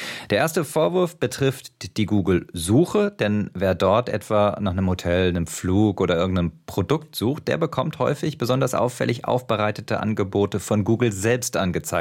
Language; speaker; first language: German; native; German